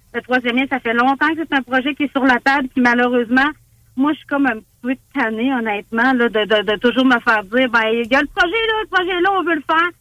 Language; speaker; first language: French; native; French